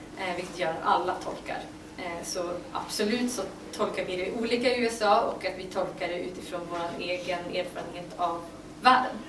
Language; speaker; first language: Swedish; native; Swedish